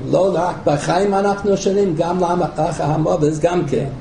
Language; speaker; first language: Hebrew; non-native, fluent; English